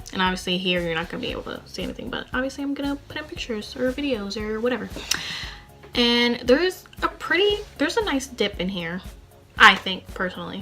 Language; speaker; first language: English; native; English